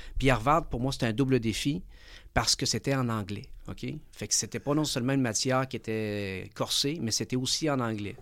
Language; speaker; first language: French; early bilingual, other home language; Spanish